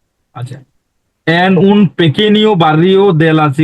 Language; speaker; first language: Spanish; non-native, learner; Bangla